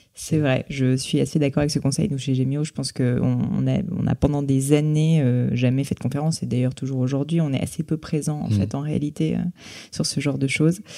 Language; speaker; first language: French; native; French